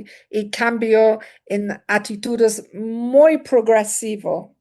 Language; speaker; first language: Spanish; non-native, learner; English